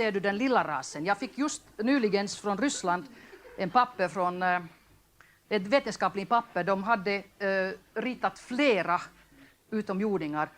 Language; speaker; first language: Swedish; non-native, local second language; Finnish